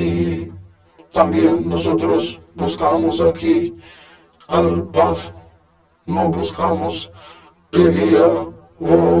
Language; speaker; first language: Spanish; non-native, learner; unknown